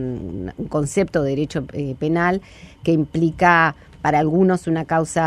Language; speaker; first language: Spanish; native; Spanish